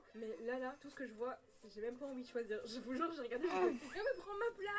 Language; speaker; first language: French; native; French